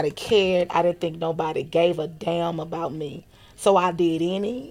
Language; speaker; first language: English; native; English